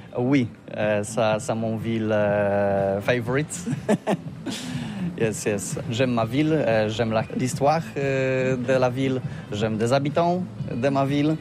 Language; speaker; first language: French; non-native, learner; Polish